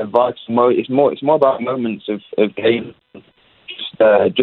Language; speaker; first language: English; native; English